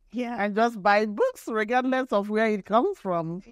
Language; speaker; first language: English; native; English